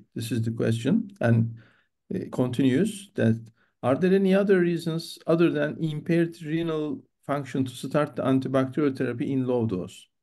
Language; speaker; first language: English; non-native, fluent; Turkish